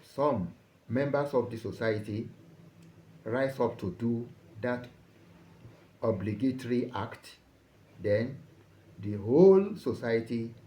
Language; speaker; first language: English; non-native, local second language; Yoruba